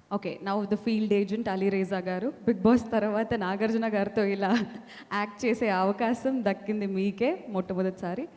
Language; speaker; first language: Telugu; native; Telugu